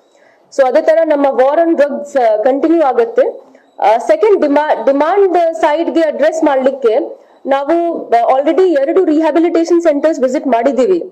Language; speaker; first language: Kannada; non-native, fluent; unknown